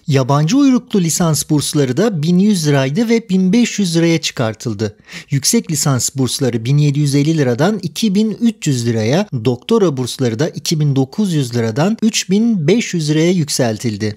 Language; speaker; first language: Turkish; native; Turkish